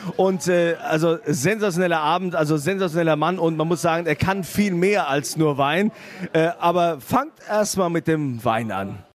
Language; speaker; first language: German; native; German